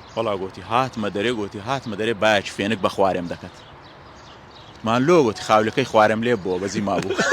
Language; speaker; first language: Central Kurdish; native; Central Kurdish